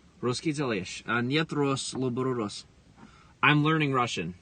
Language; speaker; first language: Russian; non-native, learner; English